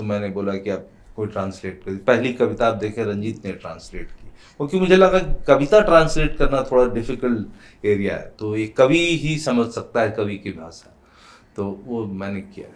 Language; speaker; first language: Hindi; native; Hindi